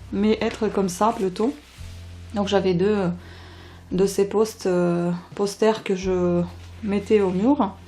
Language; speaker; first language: French; non-native, fluent; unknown